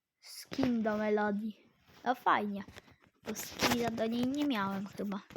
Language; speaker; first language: Polish; native; Polish